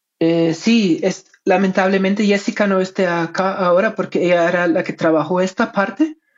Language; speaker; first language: Spanish; non-native, fluent; German